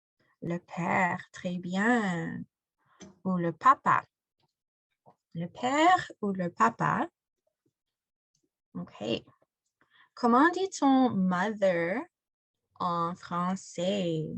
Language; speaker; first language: French; non-native, fluent; English